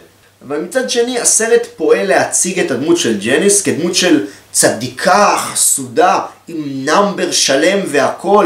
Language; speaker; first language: Hebrew; native; Hebrew